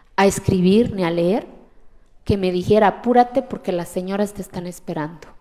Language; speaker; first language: Spanish; non-native, local second language; Zapotec